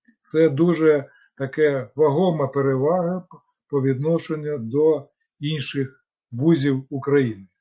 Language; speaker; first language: Ukrainian; non-native, local second language; Russian